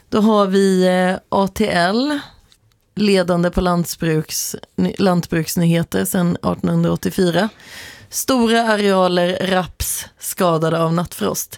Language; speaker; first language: Swedish; native; Swedish